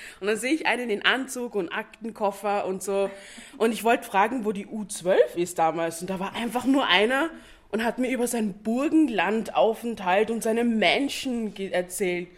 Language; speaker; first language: German; non-native, fluent; English